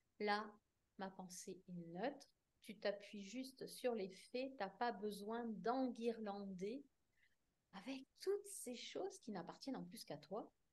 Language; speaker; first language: French; native; French